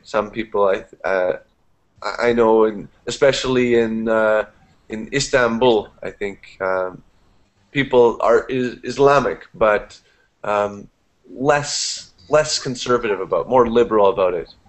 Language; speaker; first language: English; native; English